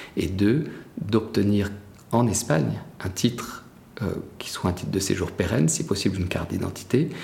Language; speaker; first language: French; native; French